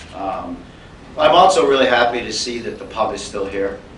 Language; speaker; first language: English; native; English